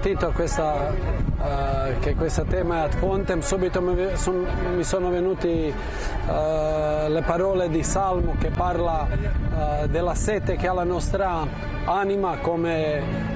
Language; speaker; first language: Italian; non-native, fluent; Croatian